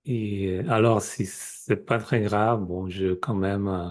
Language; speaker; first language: French; non-native, fluent; Spanish